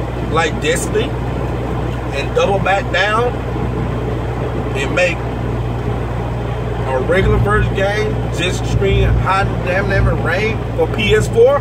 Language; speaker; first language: English; native; English